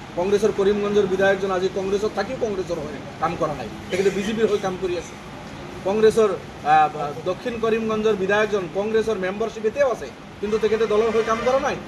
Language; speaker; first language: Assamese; non-native, local second language; Bangla